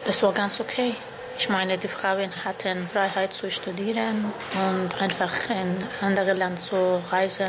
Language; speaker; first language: German; non-native, fluent; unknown